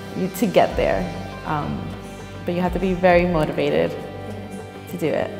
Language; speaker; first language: English; native; English